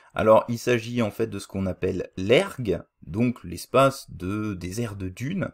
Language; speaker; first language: French; native; French